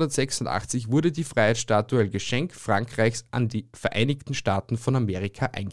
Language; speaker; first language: German; native; German